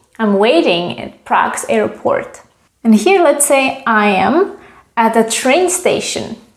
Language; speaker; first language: English; non-native, fluent; Czech